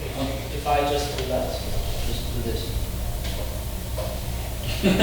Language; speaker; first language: English; non-native, learner; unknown